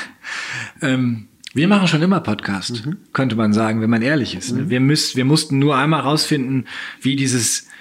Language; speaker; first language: German; native; German